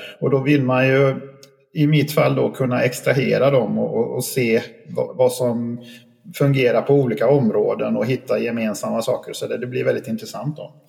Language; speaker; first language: Swedish; native; Swedish